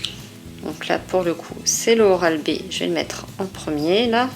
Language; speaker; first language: French; native; French